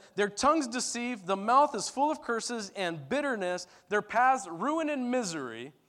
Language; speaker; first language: English; early bilingual, other home language; Turkish